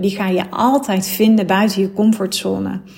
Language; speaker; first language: Dutch; native; Dutch